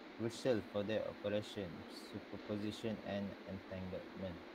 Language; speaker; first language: English; non-native, local second language; Malay